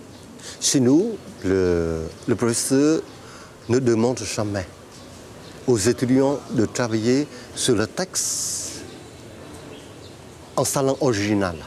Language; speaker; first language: French; non-native, fluent; Vietnamese